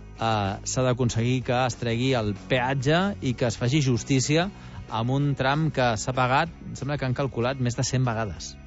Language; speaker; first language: Catalan; native; Catalan